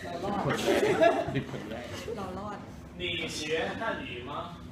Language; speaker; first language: Chinese; non-native, fluent; Thai